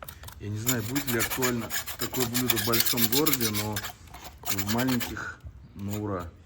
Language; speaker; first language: Russian; native; Russian